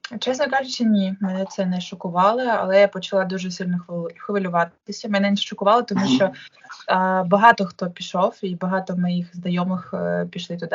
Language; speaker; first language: Ukrainian; non-native, local second language; Russian